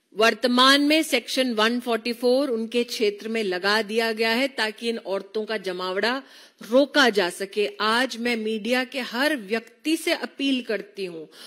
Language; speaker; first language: Hindi; native; Hindi